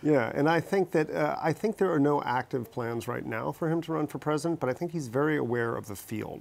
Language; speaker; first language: English; native; English